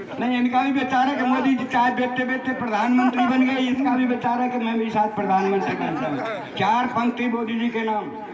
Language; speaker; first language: Hindi; native; Hindi